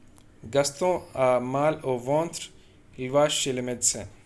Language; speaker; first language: French; non-native, fluent; Tamil